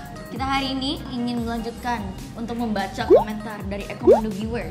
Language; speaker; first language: Indonesian; early bilingual, heritage; Indonesian